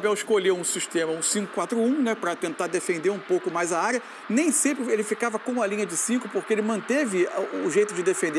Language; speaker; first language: Portuguese; native; Portuguese